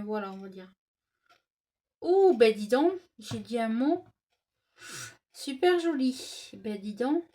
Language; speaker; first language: French; native; French